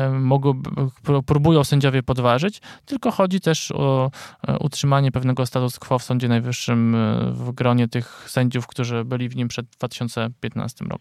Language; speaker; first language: Polish; native; Polish